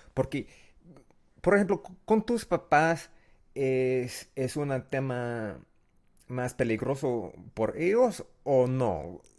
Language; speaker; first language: Spanish; non-native, learner; English